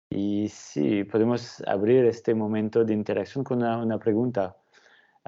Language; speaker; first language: Spanish; non-native, fluent; French